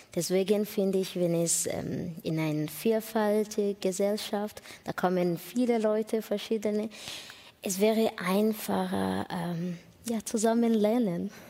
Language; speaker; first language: German; non-native, learner; Kinyarwanda